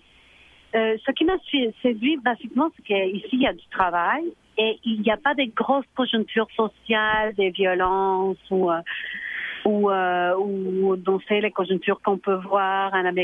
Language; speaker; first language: French; non-native, fluent; Spanish